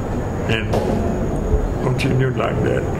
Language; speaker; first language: English; non-native, fluent; Haitian Creole